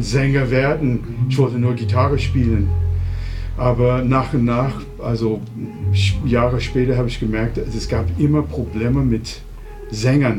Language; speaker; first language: German; non-native, fluent; English